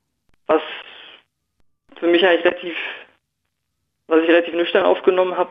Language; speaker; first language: German; native; German